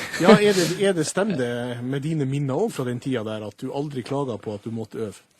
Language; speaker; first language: Norwegian; native; Norwegian